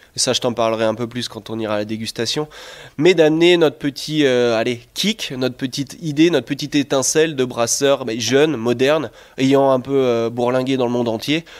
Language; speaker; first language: French; native; French